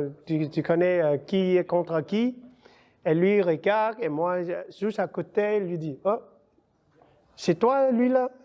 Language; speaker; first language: French; non-native, learner; Vietnamese